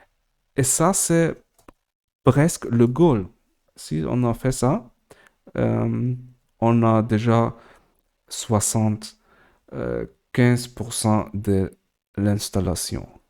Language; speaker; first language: French; non-native, learner; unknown